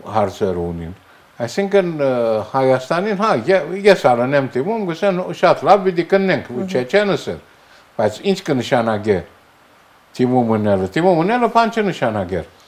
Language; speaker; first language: Armenian; early bilingual, heritage; Armenian